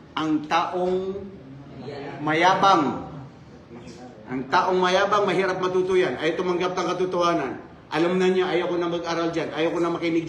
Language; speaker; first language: Filipino; non-native, local second language; Maranao